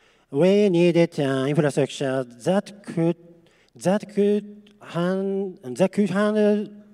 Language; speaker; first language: English; non-native, learner; Japanese